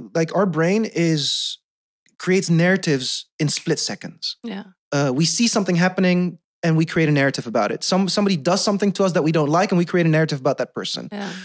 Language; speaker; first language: English; non-native, fluent; Dutch